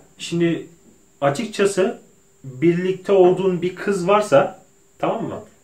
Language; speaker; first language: Turkish; native; Turkish